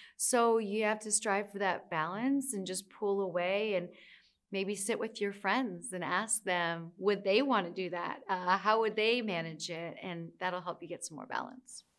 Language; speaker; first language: English; native; English